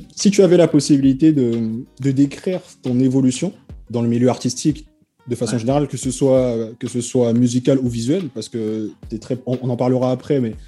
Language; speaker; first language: French; native; French